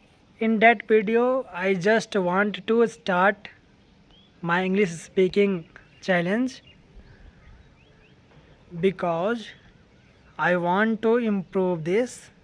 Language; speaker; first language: English; non-native, learner; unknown